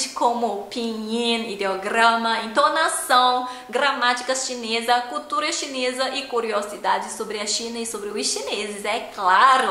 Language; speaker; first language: Portuguese; non-native, fluent; Chinese